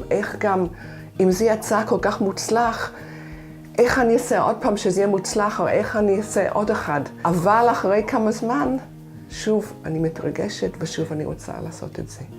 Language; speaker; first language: Hebrew; non-native, fluent; English